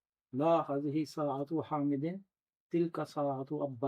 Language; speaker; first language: Arabic; non-native, learner; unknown